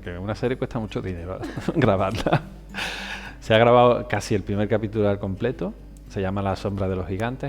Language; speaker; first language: Spanish; native; Spanish